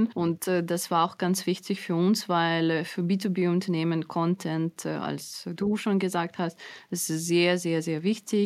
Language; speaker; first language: German; non-native, fluent; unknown